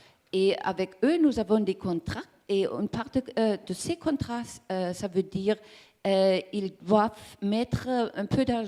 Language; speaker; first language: French; non-native, learner; German